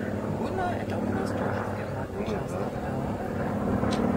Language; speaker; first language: Russian; non-native, fluent; German